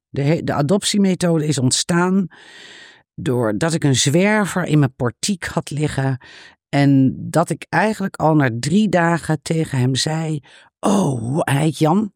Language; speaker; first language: Dutch; native; Dutch